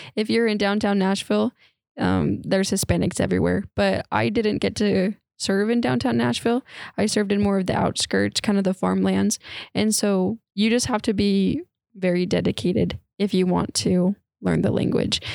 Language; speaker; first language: English; native; English